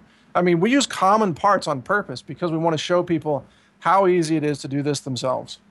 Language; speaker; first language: English; native; English